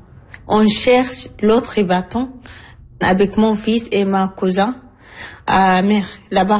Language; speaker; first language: French; non-native, learner; Arabic